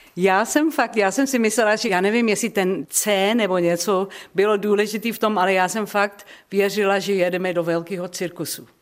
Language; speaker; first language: Czech; early bilingual, heritage; Czech